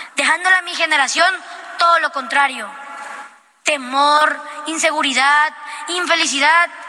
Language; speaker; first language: Spanish; native; Spanish